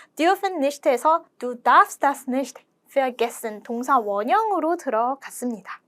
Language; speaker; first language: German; non-native, fluent; Korean